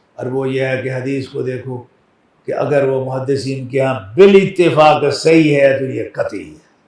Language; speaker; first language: Urdu; non-native, local second language; Punjabi